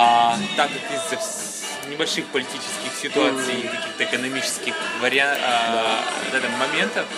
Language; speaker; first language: Russian; native; Russian